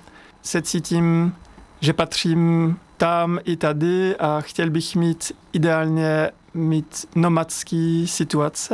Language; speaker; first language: Czech; non-native, learner; French